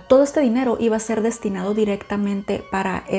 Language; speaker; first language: Spanish; native; Spanish